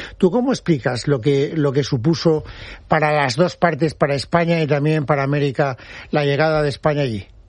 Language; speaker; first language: Spanish; native; Spanish